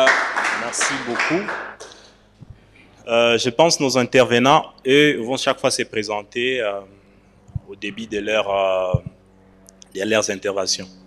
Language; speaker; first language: French; non-native, local second language; Swahili